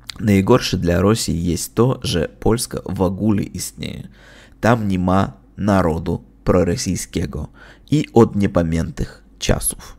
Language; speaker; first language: Polish; non-native, learner; Russian